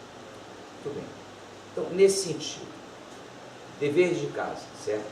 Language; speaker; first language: Portuguese; native; Portuguese